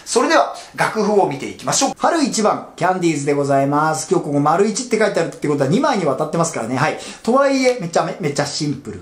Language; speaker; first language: Japanese; native; Japanese